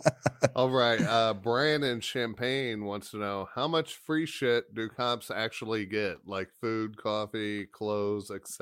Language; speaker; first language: English; native; English